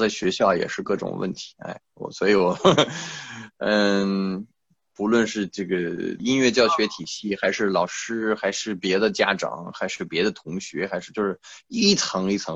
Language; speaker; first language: Chinese; non-native, fluent; French